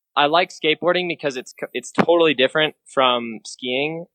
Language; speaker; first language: English; native; English